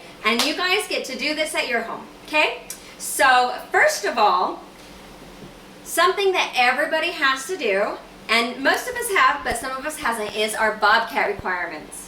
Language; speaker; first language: English; native; English